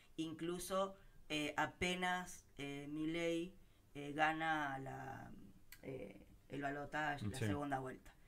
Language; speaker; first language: Spanish; native; Spanish